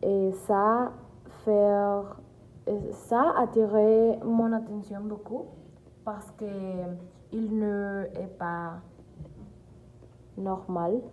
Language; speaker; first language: French; non-native, learner; Spanish